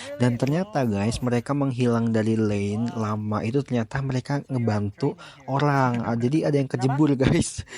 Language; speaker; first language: Indonesian; native; Indonesian